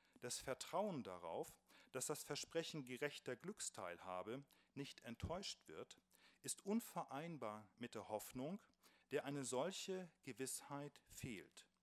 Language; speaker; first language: German; native; German